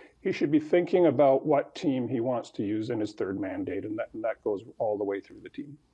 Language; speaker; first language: English; native; English